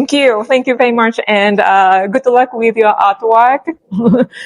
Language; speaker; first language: English; non-native, fluent; Japanese